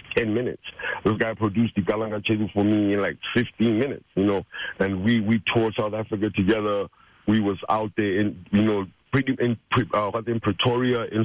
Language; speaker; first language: English; non-native, local second language; Tswana